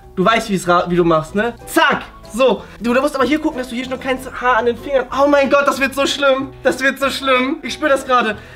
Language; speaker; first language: German; early bilingual, other home language; Italian